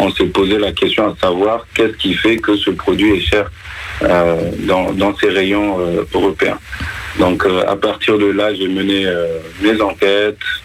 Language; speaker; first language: French; non-native, local second language; Wolof